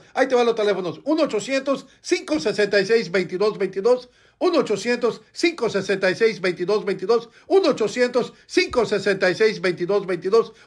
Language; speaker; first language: Spanish; native; Spanish